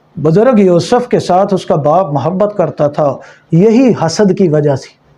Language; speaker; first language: Urdu; non-native, local second language; Punjabi